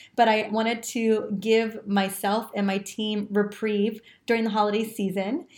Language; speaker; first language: English; native; English